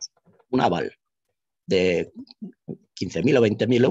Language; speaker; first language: Spanish; native; Spanish